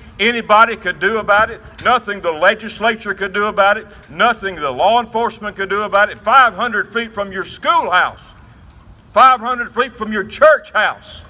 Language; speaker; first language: English; native; English